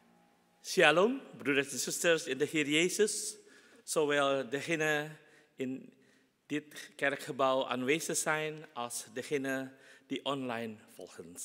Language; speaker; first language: Dutch; non-native, fluent; Indonesian